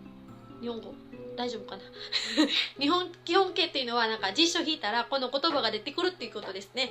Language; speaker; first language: Japanese; non-native, fluent; Filipino